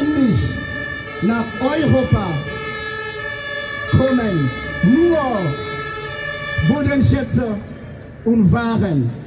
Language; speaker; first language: German; non-native, fluent; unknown